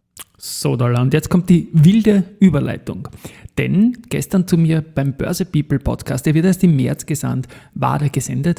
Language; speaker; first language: German; native; German